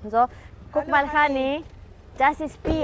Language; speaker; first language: German; non-native, fluent; Spanish